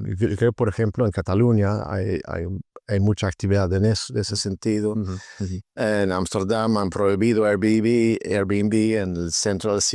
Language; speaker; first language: Spanish; non-native, fluent; Swedish